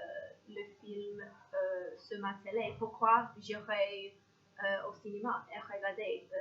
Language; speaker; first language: French; non-native, learner; English